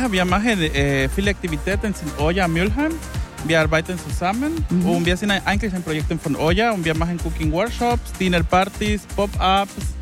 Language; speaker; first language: German; non-native, fluent; Spanish